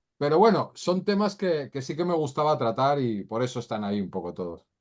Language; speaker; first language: Spanish; native; Spanish